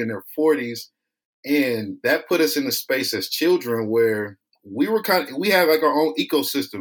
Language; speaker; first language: English; native; English